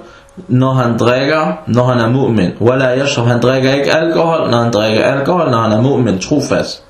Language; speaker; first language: Danish; non-native, fluent; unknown